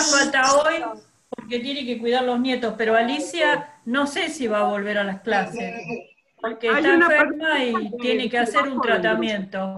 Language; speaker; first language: Spanish; native; Spanish